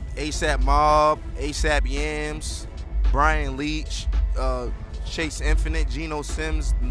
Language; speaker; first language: English; native; English